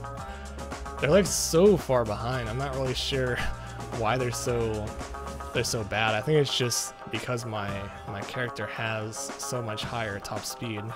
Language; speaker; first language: English; native; English